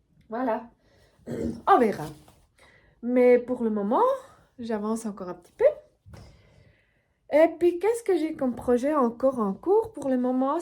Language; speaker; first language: French; non-native, local second language; Swiss German